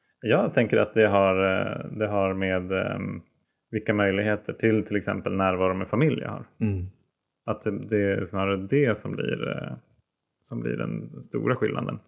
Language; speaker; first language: Swedish; native; Swedish